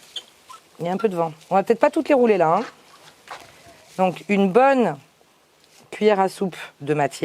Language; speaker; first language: French; native; French